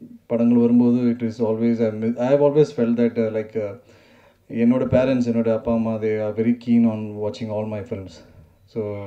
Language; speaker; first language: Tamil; non-native, learner; Malayalam